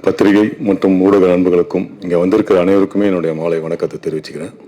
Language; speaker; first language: Tamil; native; Tamil